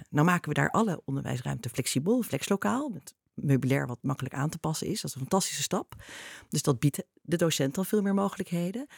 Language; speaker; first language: Dutch; native; Dutch